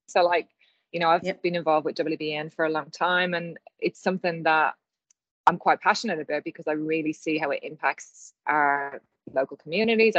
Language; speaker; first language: English; native; English